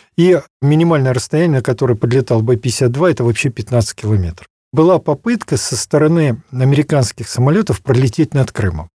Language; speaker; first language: Russian; native; Russian